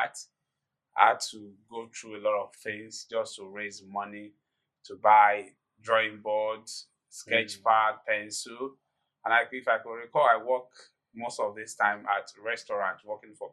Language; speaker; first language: English; non-native, local second language; Yoruba